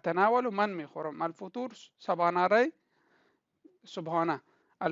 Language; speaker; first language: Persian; non-native, local second language; Pashto